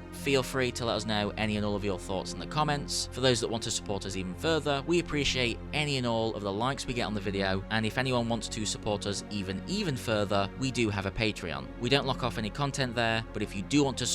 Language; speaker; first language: English; native; English